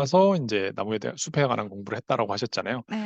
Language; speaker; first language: Korean; native; Korean